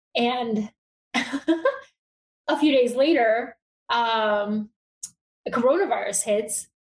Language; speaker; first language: English; early bilingual, other home language; Bulgarian